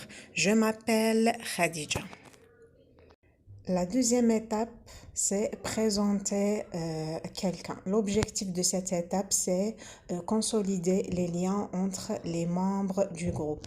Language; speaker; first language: French; non-native, local second language; Arabic